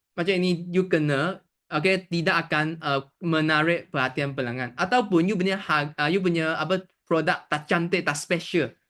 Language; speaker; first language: Malay; non-native, local second language; Chinese